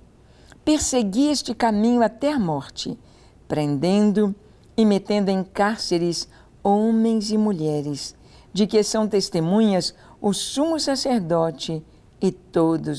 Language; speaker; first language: Portuguese; native; Portuguese